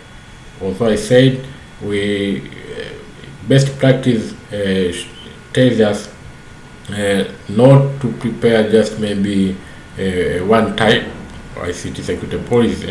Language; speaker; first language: English; non-native, local second language; Swahili